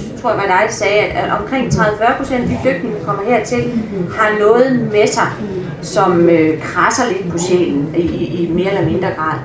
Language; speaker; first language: Danish; native; Danish